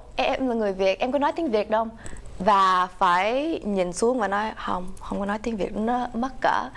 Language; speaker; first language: Vietnamese; early bilingual, heritage; Vietnamese